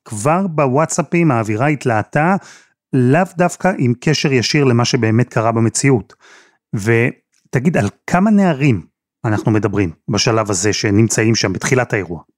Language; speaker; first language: Hebrew; native; Hebrew